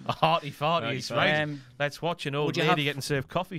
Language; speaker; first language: English; native; English